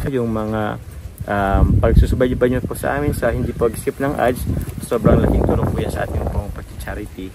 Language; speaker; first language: Filipino; native; Filipino